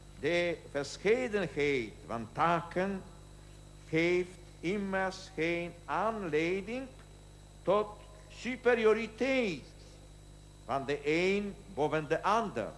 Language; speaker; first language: Dutch; non-native, learner; Polish